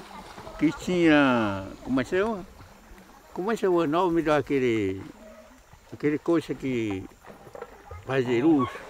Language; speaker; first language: Portuguese; non-native, local second language; Kayapó